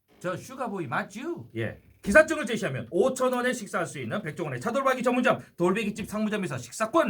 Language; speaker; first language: Korean; native; Korean